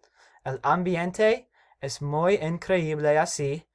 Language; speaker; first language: Spanish; non-native, learner; English